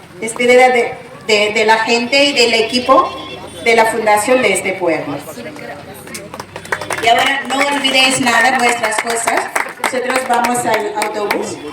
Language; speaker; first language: Spanish; non-native, fluent; Telugu